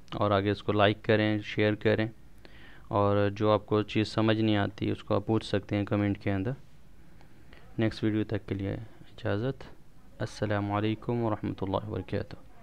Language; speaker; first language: Urdu; non-native, local second language; Punjabi